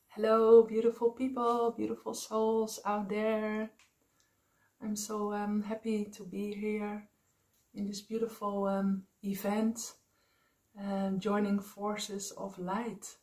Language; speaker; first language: English; non-native, fluent; Dutch